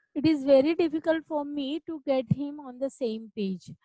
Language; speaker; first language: English; non-native, local second language; Marathi